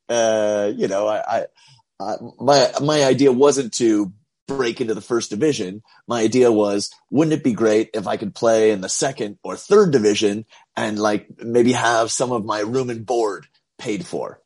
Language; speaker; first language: English; native; English